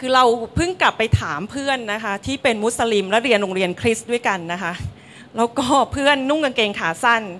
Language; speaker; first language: Thai; native; Thai